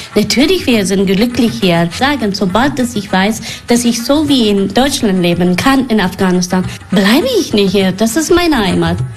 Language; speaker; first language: German; non-native, learner; Persian